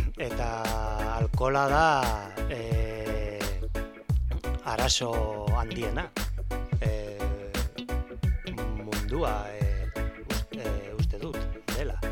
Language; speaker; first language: Basque; non-native, learner; Spanish